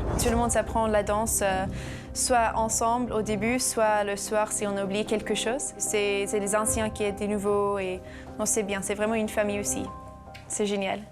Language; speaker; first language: French; non-native, fluent; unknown